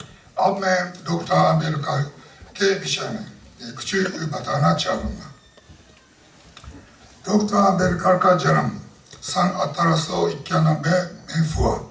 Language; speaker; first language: Hindi; non-native, fluent; Japanese